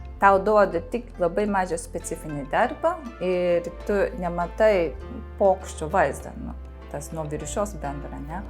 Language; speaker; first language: Lithuanian; non-native, fluent; Japanese